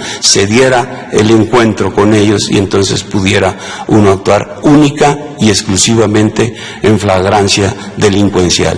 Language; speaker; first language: Spanish; native; Spanish